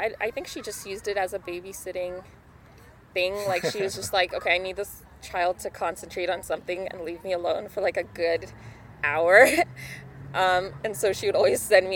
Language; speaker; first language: English; non-native, local second language; Shona